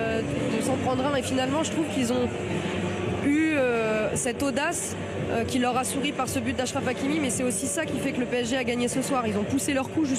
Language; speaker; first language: French; native; French